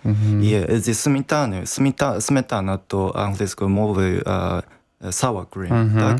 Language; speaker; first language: Ukrainian; non-native, fluent; Japanese